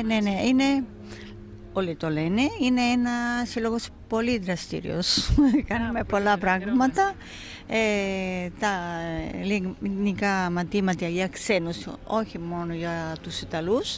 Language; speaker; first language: Greek; non-native, fluent; Italian